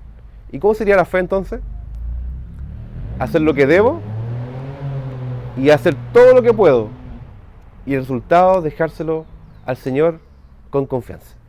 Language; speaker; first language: Spanish; native; Spanish